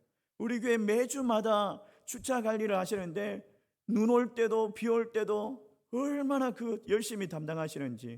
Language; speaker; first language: Korean; native; Korean